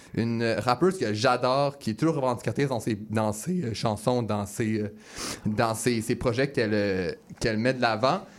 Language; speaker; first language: French; native; French